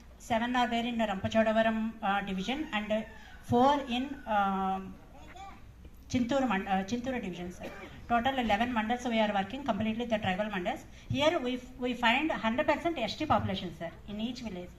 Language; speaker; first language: English; non-native, local second language; Telugu